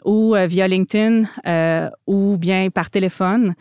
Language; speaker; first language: French; native; French